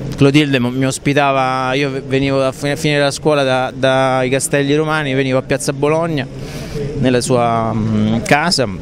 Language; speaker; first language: Italian; native; Italian